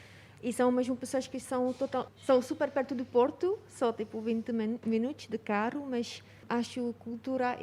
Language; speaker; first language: Portuguese; non-native, fluent; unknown